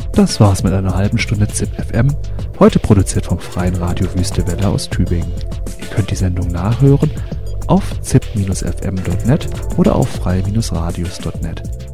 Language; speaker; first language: German; native; German